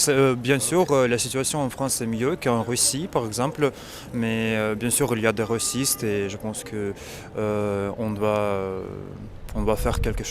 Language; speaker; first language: French; non-native, fluent; Russian